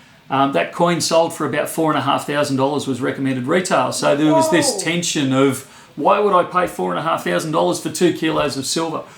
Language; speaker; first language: English; native; English